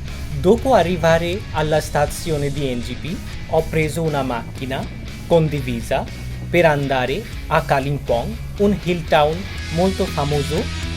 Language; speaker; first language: Italian; non-native, fluent; Bangla